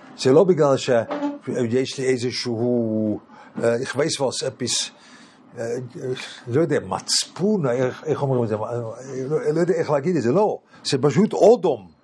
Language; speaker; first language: Hebrew; non-native, fluent; English